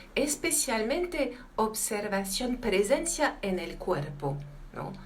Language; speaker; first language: Spanish; non-native, fluent; French